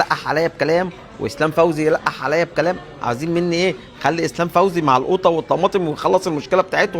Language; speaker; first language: Arabic; native; Arabic